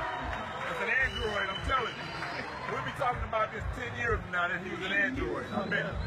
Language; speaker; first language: English; native; English